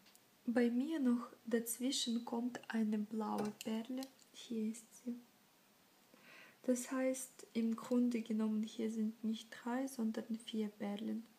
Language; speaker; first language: German; non-native, fluent; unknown